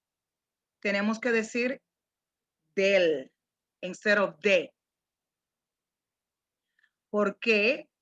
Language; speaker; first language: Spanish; non-native, fluent; English